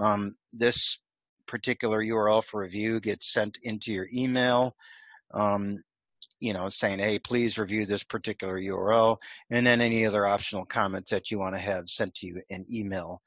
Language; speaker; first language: English; native; English